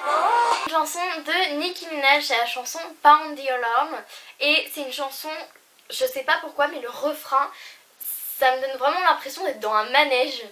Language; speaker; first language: French; native; French